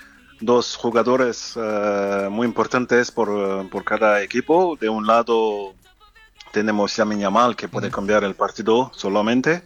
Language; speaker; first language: Spanish; non-native, fluent; French